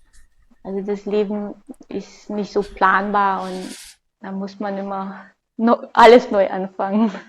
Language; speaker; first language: German; non-native, fluent; Hungarian